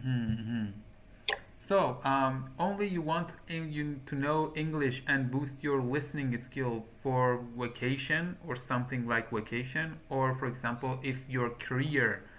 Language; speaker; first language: English; non-native, fluent; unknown